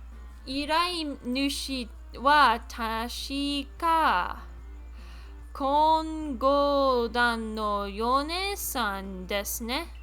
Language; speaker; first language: Japanese; non-native, learner; English